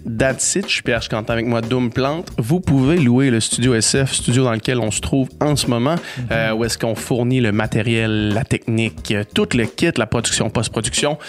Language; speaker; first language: French; native; French